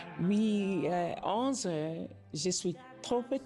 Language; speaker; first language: French; non-native, learner; English